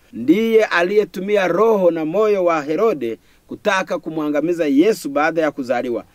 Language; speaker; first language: Swahili; non-native, local second language; Kinyarwanda